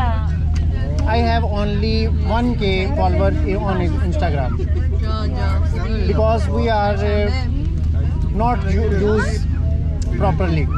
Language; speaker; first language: English; non-native, learner; Urdu